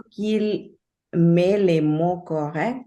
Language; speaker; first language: French; non-native, fluent; Spanish